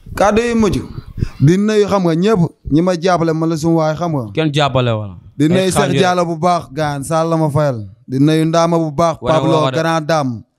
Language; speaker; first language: Wolof; native; Wolof